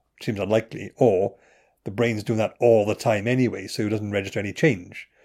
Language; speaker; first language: English; native; English